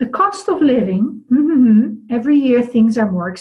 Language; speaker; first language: English; non-native, fluent; Dutch